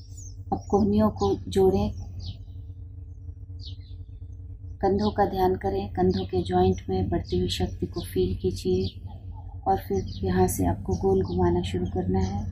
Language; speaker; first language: Hindi; native; Hindi